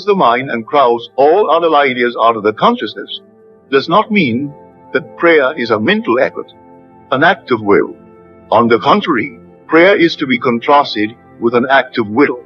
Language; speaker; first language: English; native; English